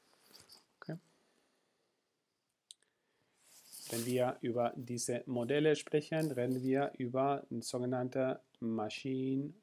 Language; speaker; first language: German; non-native, fluent; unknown